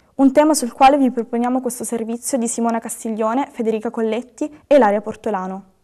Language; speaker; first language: Italian; native; Italian